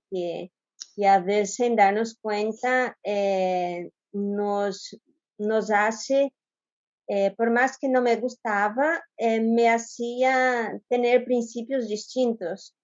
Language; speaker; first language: Spanish; non-native, fluent; Portuguese